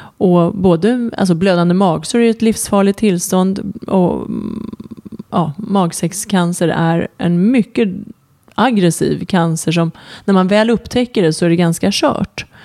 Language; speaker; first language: Swedish; early bilingual, other home language; Persian